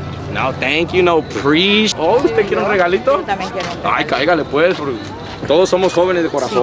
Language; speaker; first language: Spanish; early bilingual, other home language; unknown